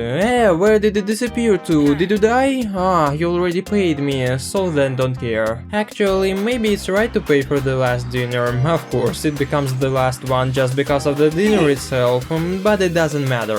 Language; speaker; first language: English; non-native, fluent; Russian